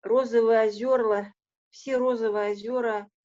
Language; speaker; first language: Russian; non-native, local second language; Kazakh